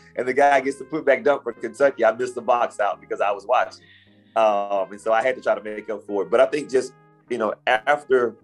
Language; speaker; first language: English; native; English